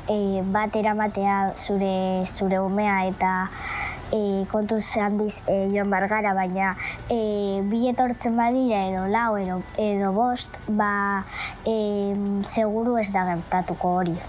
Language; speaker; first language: Basque; non-native, local second language; Spanish